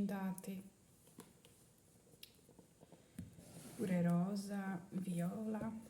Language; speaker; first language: Italian; non-native, learner; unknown